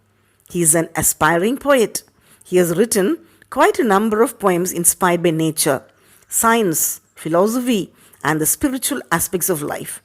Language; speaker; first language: English; non-native, local second language; Tamil